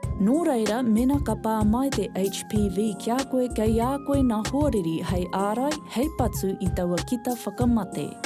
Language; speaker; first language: Māori; native; Māori